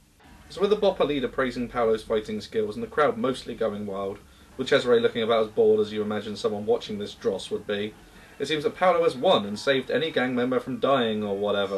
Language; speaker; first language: English; native; English